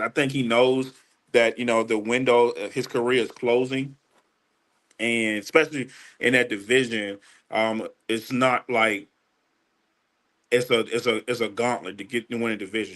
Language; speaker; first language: English; native; English